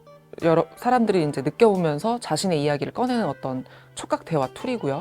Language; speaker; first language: Korean; native; Korean